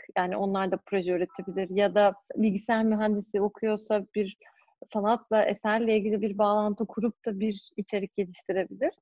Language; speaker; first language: Turkish; native; Turkish